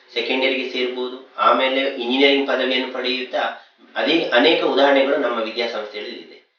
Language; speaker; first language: Kannada; native; Kannada